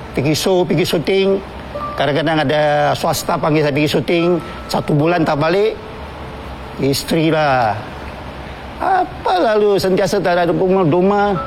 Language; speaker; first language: Malay; non-native, local second language; Chinese